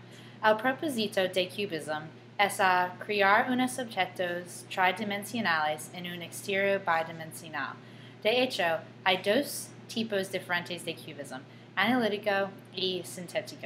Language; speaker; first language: Spanish; non-native, learner; English